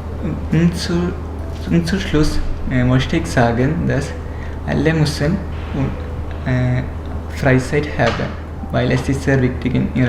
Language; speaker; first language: German; non-native, learner; Malayalam